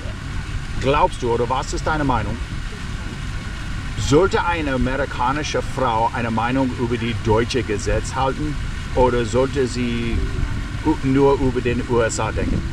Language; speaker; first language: German; non-native, learner; English